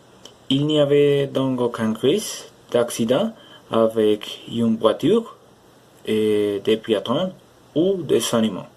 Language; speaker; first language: French; non-native, learner; Spanish